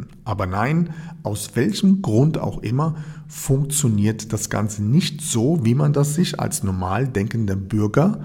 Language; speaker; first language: German; native; German